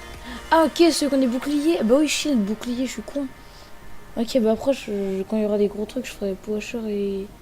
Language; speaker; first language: French; native; French